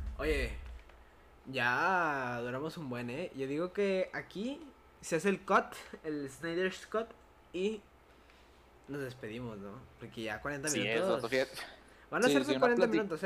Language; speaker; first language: Spanish; native; Spanish